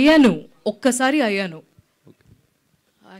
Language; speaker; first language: Telugu; non-native, fluent; Malayalam